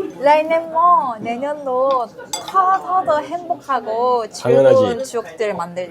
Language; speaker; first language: Korean; non-native, learner; Japanese